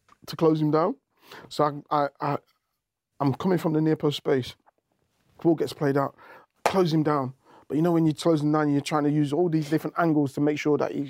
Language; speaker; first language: English; native; English